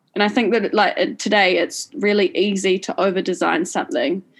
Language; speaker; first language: English; native; English